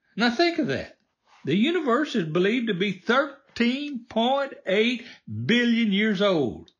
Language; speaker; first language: English; native; English